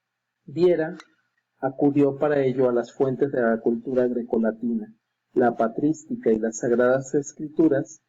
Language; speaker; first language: Spanish; native; Spanish